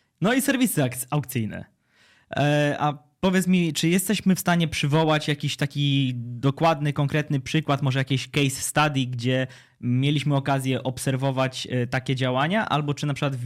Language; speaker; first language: Polish; native; Polish